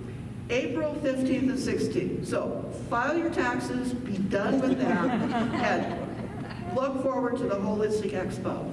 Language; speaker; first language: English; native; English